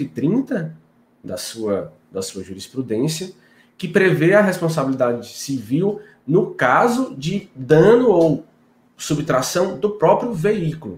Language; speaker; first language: Portuguese; native; Portuguese